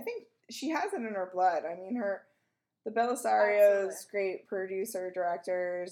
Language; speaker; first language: English; native; English